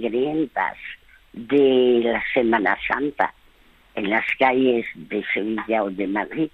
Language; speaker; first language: Spanish; early bilingual, other home language; French